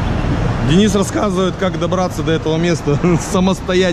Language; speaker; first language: Russian; native; Russian